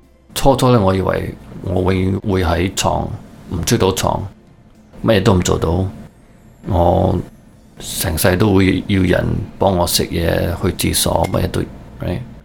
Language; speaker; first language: Cantonese; early bilingual, heritage; Cantonese